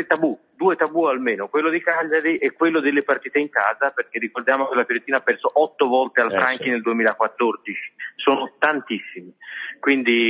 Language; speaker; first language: Italian; native; Italian